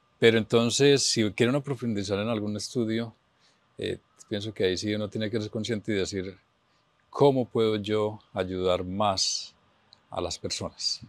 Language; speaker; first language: Spanish; native; Spanish